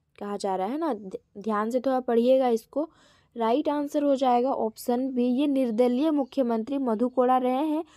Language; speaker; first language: Hindi; native; Hindi